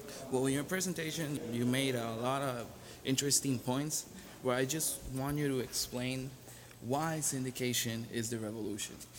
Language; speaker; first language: English; non-native, local second language; Spanish